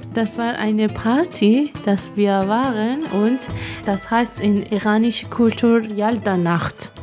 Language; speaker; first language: German; non-native, fluent; Persian